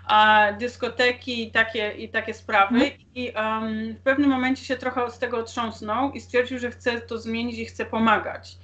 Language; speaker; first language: Polish; native; Polish